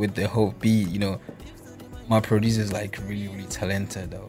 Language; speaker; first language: English; non-native, local second language; Esan